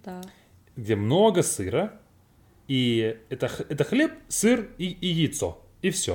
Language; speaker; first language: Russian; non-native, learner; English